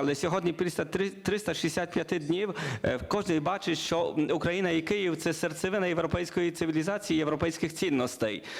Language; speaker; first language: Ukrainian; non-native, learner; Polish